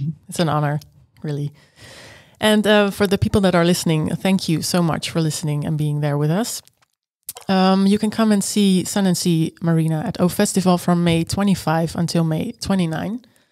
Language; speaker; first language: English; non-native, fluent; Dutch